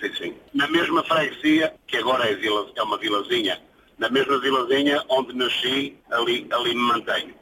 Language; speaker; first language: Portuguese; native; Portuguese